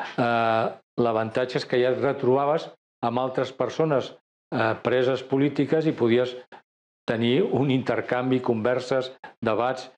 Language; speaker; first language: Catalan; native; Catalan